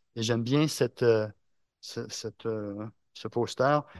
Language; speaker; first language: French; native; French